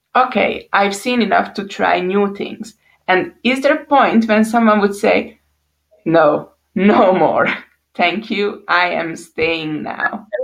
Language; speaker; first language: English; non-native, fluent; Hungarian